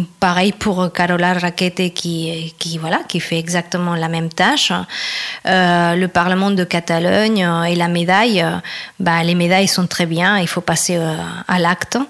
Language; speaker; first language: French; non-native, fluent; Spanish